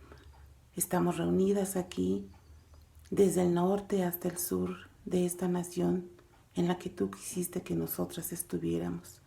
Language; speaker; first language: Spanish; native; Spanish